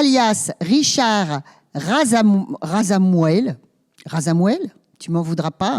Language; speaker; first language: French; native; French